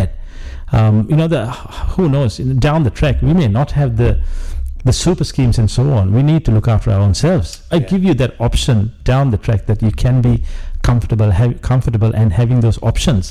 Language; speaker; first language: English; non-native, local second language; Sinhala